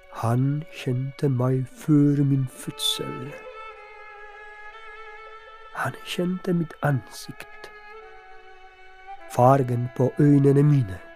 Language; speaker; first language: Norwegian; non-native, fluent; Polish